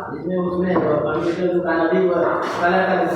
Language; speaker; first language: Hindi; non-native, learner; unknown